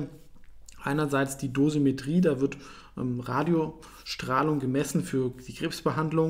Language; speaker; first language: German; native; German